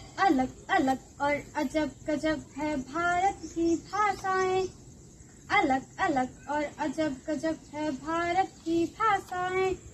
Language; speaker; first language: Hindi; native; Hindi